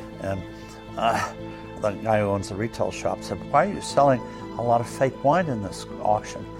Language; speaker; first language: English; native; English